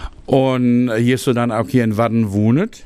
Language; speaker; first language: German; native; German